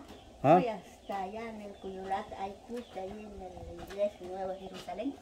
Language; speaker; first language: Spanish; non-native, local second language; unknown